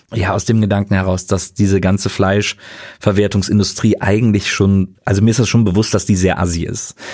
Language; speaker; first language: German; native; German